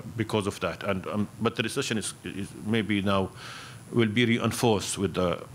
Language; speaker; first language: English; non-native, fluent; Arabic